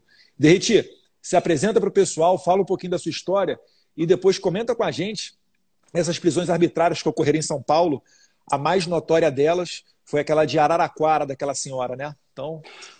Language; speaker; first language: Portuguese; native; Portuguese